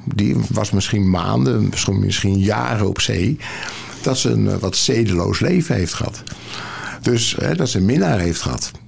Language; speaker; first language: Dutch; native; Dutch